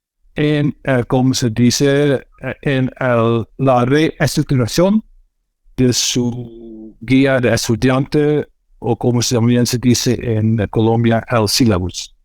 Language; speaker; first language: Spanish; non-native, fluent; Dutch